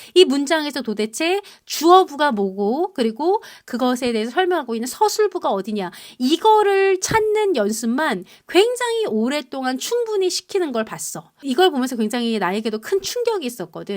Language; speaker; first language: Korean; native; Korean